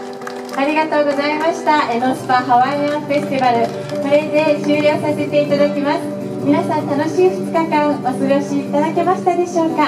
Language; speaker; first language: Japanese; native; Japanese